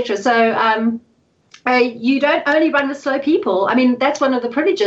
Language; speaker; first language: English; native; English